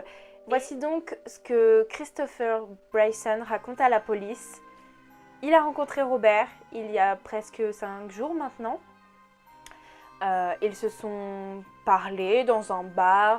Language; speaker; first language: French; native; French